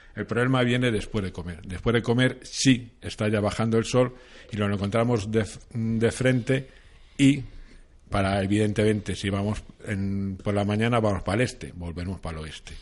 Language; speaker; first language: Spanish; native; Spanish